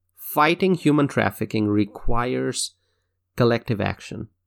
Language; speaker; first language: English; non-native, local second language; Bangla